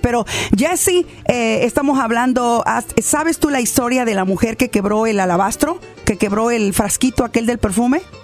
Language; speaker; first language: Spanish; native; Spanish